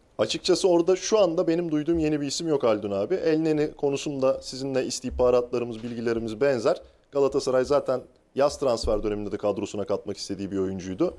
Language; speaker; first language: Turkish; native; Turkish